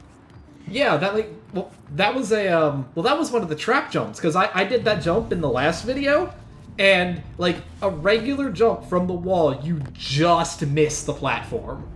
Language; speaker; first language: English; native; English